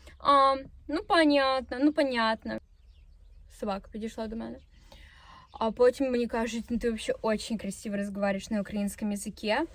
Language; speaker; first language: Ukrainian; non-native, local second language; Russian